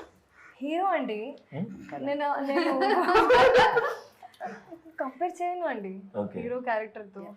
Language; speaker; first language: Telugu; non-native, learner; Hindi